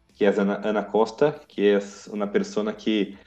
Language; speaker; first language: Spanish; non-native, learner; Portuguese